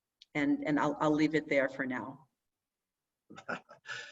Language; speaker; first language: English; native; English